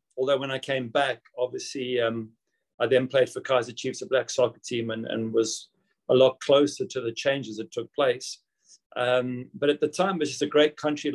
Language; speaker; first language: English; native; English